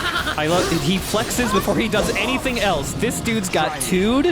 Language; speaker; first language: English; native; English